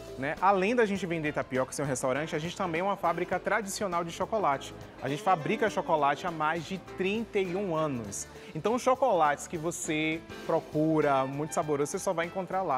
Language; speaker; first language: Portuguese; native; Portuguese